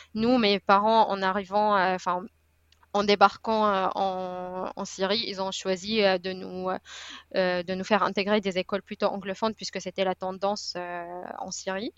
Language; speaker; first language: French; non-native, fluent; Arabic